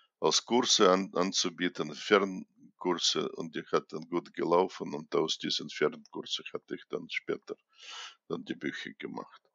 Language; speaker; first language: German; non-native, fluent; Russian